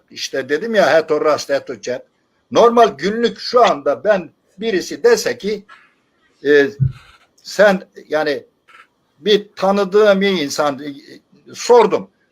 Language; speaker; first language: Turkish; non-native, local second language; Zaza